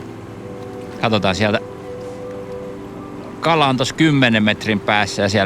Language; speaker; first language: Finnish; native; Finnish